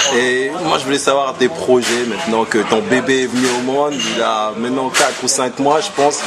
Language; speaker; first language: French; native; French